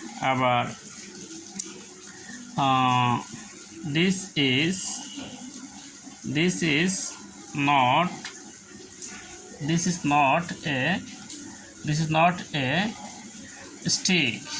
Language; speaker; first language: English; non-native, local second language; Bangla